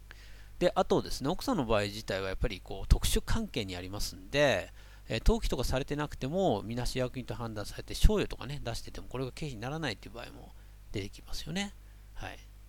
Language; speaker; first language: Japanese; native; Japanese